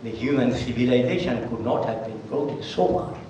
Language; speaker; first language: English; non-native, local second language; Bangla